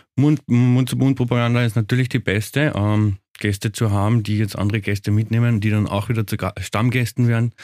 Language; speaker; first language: German; native; German